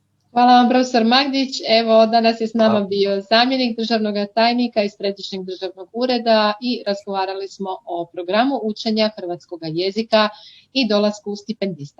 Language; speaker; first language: Croatian; native; Croatian